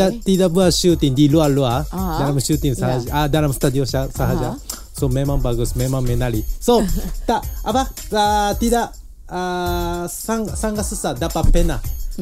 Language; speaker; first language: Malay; non-native, learner; Japanese